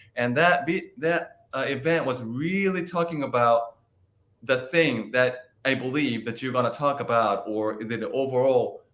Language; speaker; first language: English; non-native, fluent; Japanese